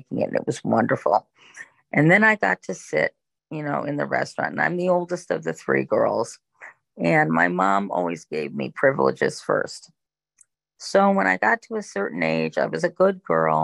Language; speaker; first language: English; native; English